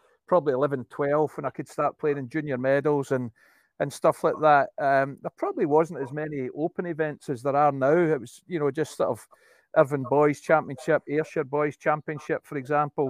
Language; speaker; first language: English; native; English